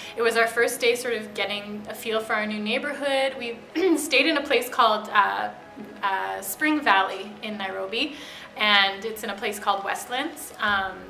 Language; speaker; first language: English; native; English